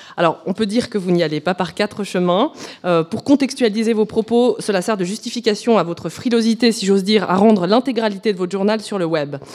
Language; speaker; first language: French; native; French